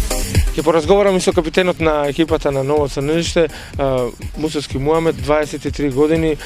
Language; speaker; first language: Macedonian; native; Macedonian